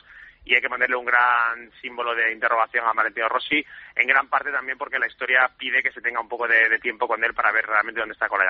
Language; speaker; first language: Spanish; native; Spanish